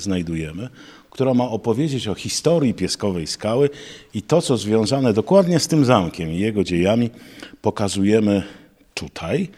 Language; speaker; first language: Polish; native; Polish